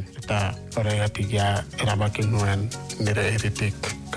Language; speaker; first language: Basque; non-native, fluent; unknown